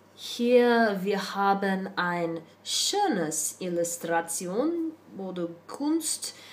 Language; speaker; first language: German; non-native, learner; English